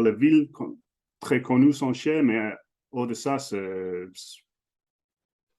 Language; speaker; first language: French; non-native, fluent; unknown